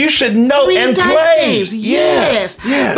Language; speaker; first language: English; native; English